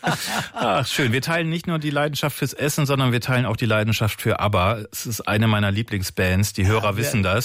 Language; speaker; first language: German; native; German